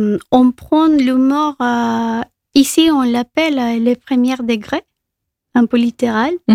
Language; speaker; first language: French; non-native, fluent; Spanish